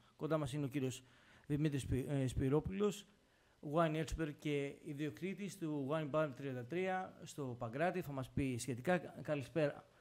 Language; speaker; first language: Greek; native; Greek